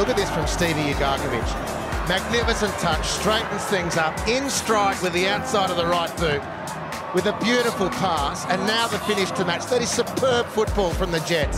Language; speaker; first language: English; native; English